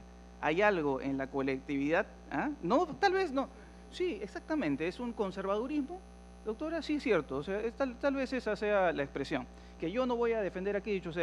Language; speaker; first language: Spanish; native; Spanish